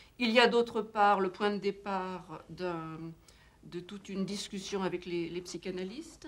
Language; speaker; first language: French; native; French